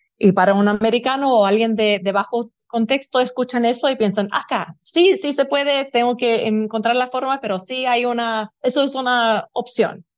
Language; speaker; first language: Spanish; early bilingual, heritage; Spanish